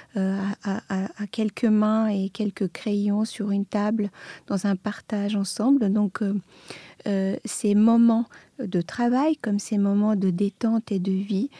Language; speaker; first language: French; non-native, fluent; Serbian